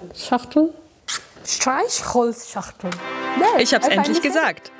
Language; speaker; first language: German; non-native, fluent; Bangla